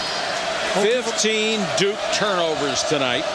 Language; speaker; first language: English; native; English